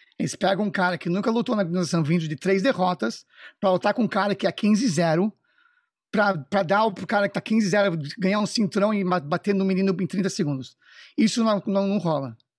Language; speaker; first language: Portuguese; non-native, fluent; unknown